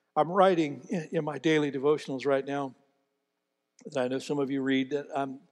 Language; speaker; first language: English; native; English